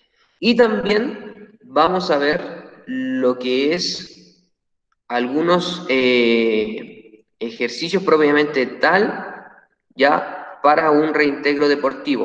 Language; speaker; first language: Spanish; native; Spanish